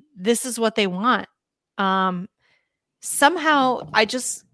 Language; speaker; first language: English; native; English